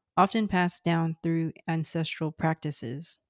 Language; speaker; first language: English; early bilingual, other home language; Cantonese